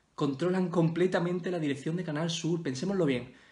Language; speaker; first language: Spanish; native; Spanish